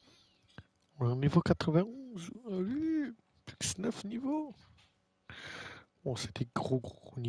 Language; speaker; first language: French; native; French